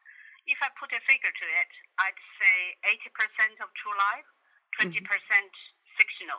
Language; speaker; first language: English; non-native, fluent; Chinese